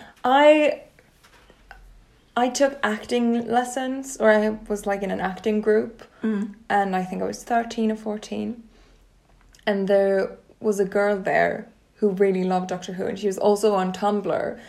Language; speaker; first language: English; non-native, fluent; Swedish